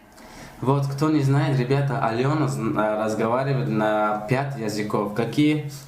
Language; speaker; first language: Russian; non-native, learner; Tajik